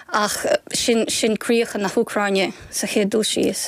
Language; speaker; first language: Irish; non-native, fluent; Ukrainian